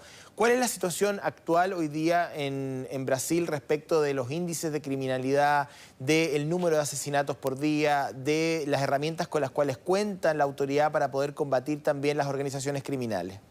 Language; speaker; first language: Spanish; native; Spanish